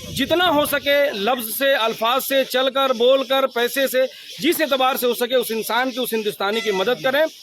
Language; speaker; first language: Urdu; non-native, local second language; Gujarati